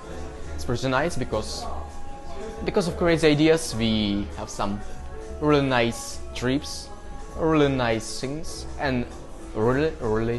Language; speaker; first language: English; non-native, learner; Russian